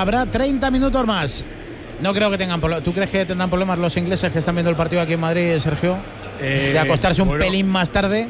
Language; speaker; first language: Spanish; native; Spanish